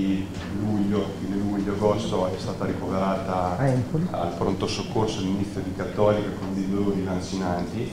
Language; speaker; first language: Italian; native; Italian